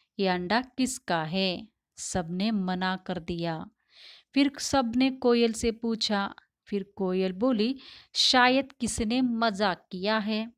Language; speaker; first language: Hindi; non-native, local second language; Tamil